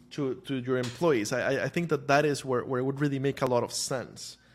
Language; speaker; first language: English; non-native, fluent; Spanish